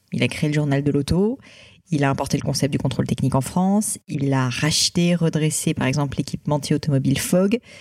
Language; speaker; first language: French; native; French